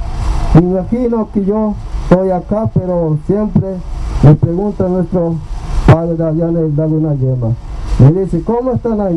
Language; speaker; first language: Spanish; non-native, local second language; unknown